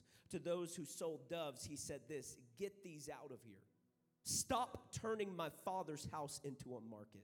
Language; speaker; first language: English; native; English